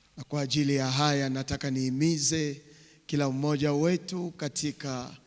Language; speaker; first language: Swahili; native; Swahili